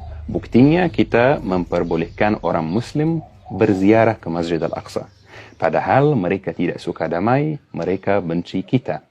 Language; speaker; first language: Indonesian; non-native, fluent; Arabic